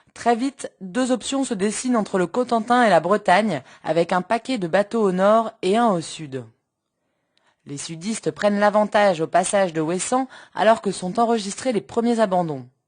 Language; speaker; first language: French; native; French